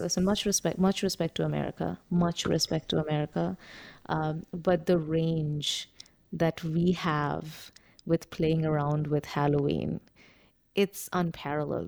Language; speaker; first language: English; non-native, local second language; Bangla